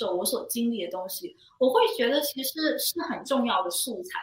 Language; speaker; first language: Chinese; non-native, local second language; Cantonese